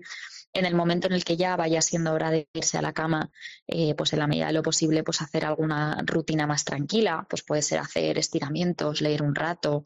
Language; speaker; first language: Spanish; native; Spanish